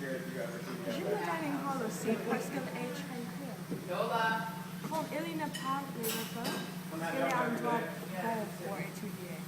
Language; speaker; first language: French; non-native, learner; English